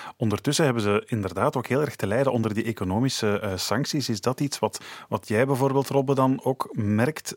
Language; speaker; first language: Dutch; native; Dutch